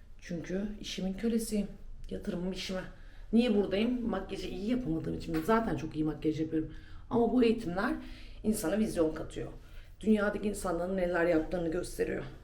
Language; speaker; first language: Turkish; native; Turkish